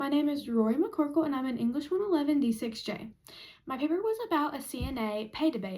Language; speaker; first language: English; native; English